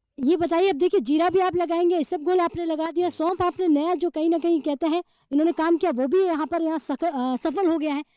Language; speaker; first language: Hindi; native; Hindi